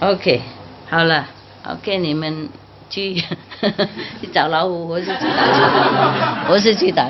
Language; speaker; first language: Chinese; non-native, fluent; Vietnamese